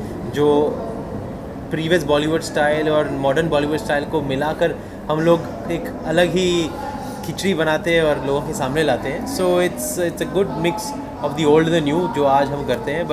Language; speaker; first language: Hindi; native; Hindi